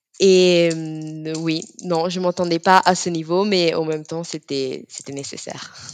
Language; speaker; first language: French; non-native, fluent; Italian